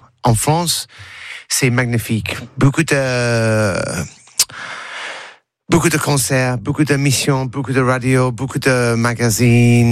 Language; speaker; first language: French; non-native, learner; English